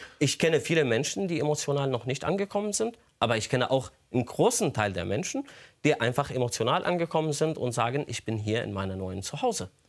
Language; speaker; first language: German; non-native, fluent; Arabic